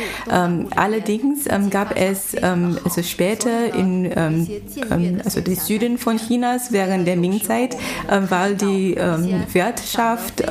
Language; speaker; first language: German; non-native, fluent; Chinese